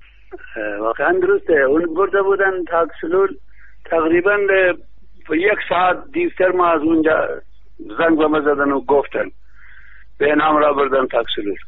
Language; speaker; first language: Persian; non-native, local second language; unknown